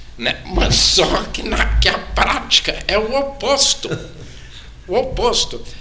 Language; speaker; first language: Portuguese; native; Portuguese